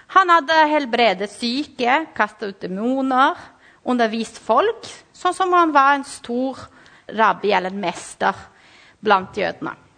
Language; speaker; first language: Norwegian; non-native, fluent; Portuguese